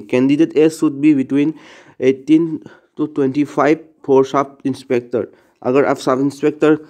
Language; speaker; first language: Hindi; non-native, local second language; Assamese